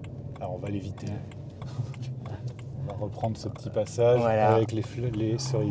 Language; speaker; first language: French; native; French